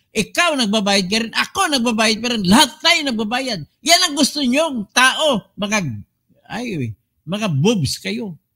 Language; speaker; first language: Filipino; non-native, local second language; Cebuano